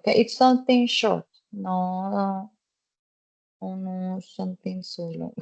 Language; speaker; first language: English; non-native, fluent; Spanish